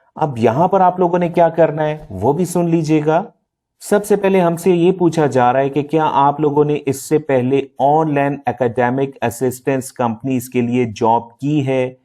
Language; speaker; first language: Urdu; non-native, local second language; Punjabi